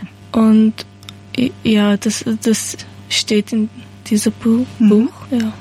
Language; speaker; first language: German; non-native, learner; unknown